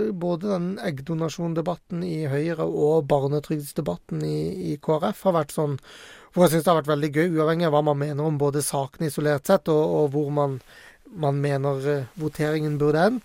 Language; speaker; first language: Norwegian; native; Norwegian